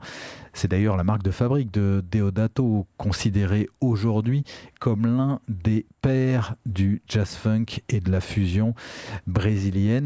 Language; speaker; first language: French; native; French